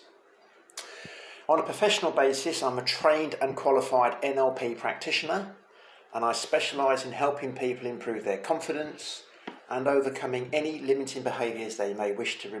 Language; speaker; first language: English; native; English